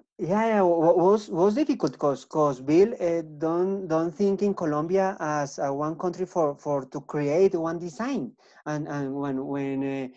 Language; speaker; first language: English; non-native, learner; Spanish